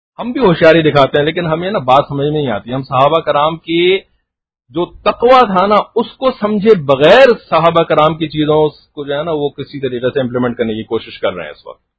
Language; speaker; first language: Urdu; native; Urdu